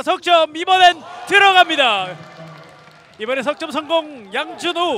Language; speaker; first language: Korean; native; Korean